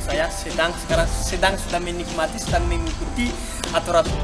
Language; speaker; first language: Indonesian; non-native, learner; Malagasy